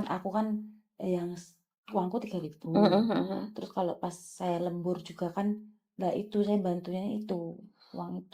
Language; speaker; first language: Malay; non-native, local second language; Javanese